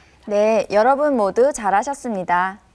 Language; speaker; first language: Korean; native; Korean